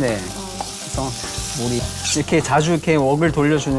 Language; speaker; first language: Korean; native; Korean